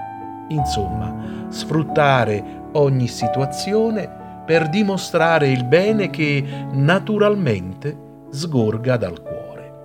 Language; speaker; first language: Italian; native; Italian